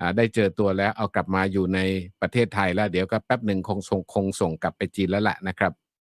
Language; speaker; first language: Thai; native; Thai